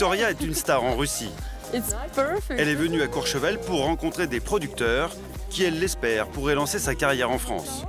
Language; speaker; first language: French; native; French